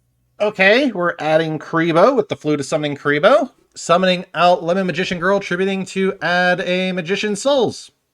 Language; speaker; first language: English; native; English